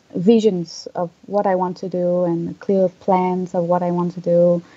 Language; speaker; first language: English; non-native, fluent; Vietnamese